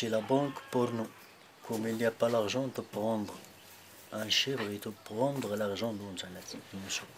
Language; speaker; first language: French; non-native, learner; Berber languages